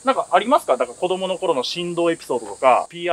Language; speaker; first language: Japanese; native; Japanese